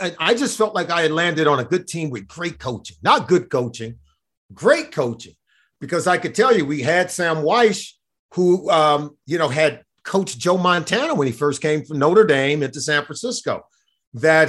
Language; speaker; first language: English; native; English